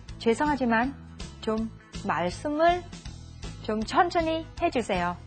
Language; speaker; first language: Korean; non-native, fluent; Vietnamese